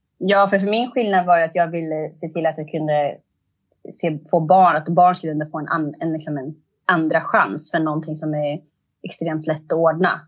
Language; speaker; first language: Swedish; early bilingual, other home language; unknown